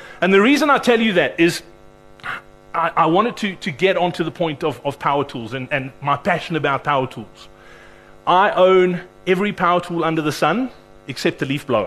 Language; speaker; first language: English; native; English